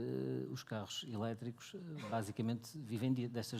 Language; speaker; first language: Portuguese; native; Portuguese